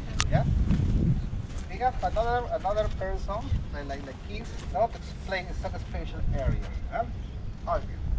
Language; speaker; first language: English; non-native, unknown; Spanish